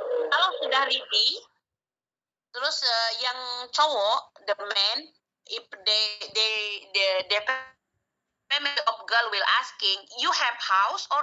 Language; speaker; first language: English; non-native, learner; Indonesian